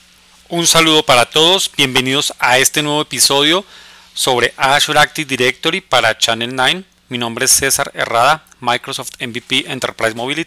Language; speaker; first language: Spanish; native; Spanish